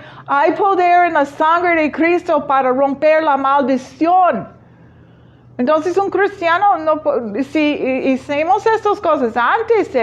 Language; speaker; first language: Spanish; non-native, fluent; English